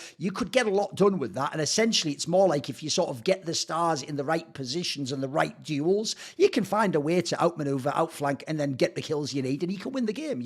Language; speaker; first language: English; native; English